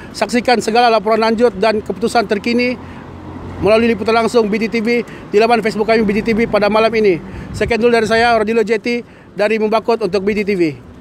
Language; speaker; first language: Malay; native; Malay